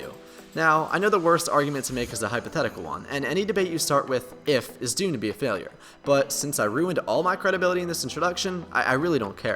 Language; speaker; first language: English; native; English